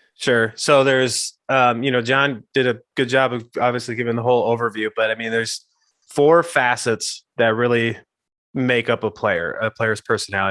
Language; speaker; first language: English; native; English